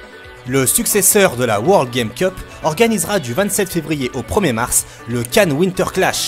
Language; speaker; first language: French; native; French